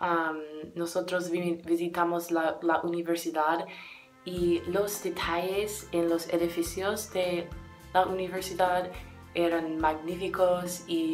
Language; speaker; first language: Spanish; non-native, learner; English